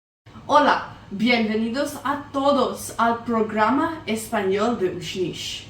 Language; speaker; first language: Spanish; non-native, learner; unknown